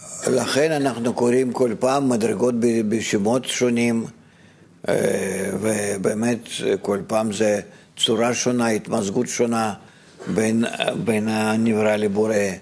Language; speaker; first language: Hebrew; non-native, fluent; Russian